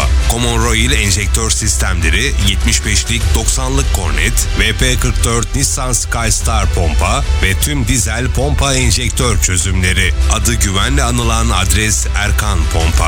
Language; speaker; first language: Turkish; native; Turkish